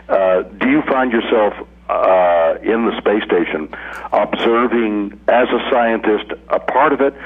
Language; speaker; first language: English; native; English